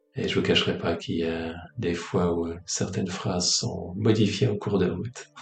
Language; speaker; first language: French; native; French